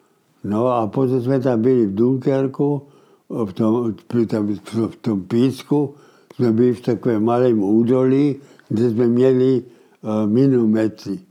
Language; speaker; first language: Czech; early bilingual, heritage; Czech